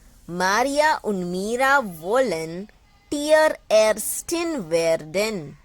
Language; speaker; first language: German; non-native, fluent; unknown